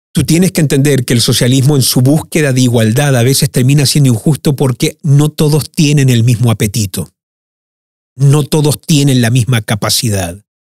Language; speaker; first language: Spanish; early bilingual, heritage; Spanish